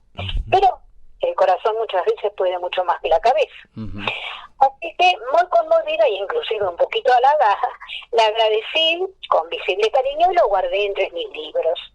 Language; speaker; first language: Spanish; native; Spanish